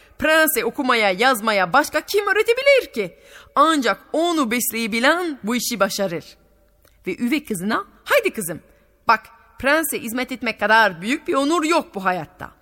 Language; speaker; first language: Turkish; non-native, fluent; French